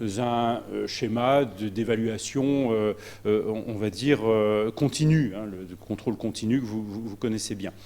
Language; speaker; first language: French; native; French